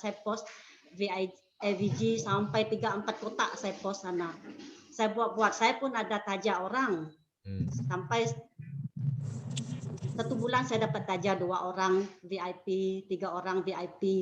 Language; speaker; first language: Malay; non-native, local second language; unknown